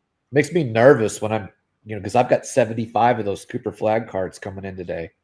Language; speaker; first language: English; native; English